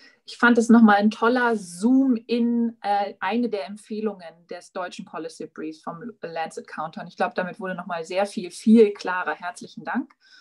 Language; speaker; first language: German; native; German